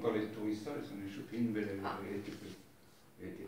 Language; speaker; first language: French; native; French